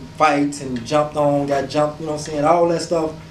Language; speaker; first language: English; native; English